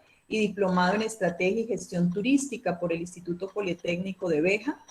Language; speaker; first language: Spanish; native; Spanish